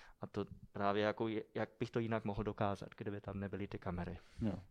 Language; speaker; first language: Czech; non-native, fluent; German